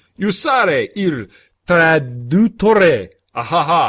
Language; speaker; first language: Italian; non-native, learner; English